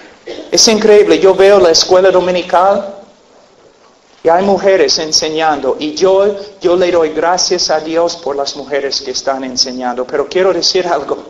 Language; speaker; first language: Spanish; non-native, fluent; English